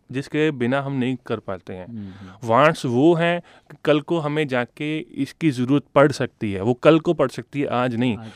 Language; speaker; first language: Hindi; non-native, local second language; Punjabi